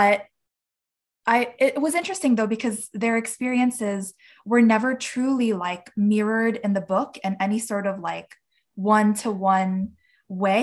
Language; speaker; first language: English; native; English